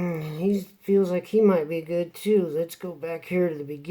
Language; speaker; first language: English; native; English